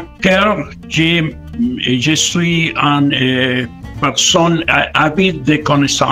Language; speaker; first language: French; non-native, learner; Spanish